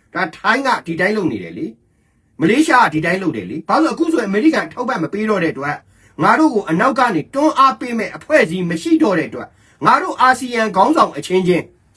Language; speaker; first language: Burmese; native; Burmese